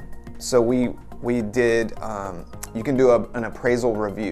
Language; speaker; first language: English; native; English